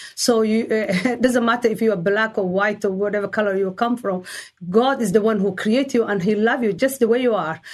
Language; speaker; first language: English; non-native, learner; Somali